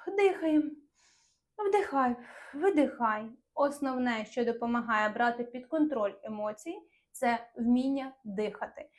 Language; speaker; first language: Ukrainian; non-native, local second language; Russian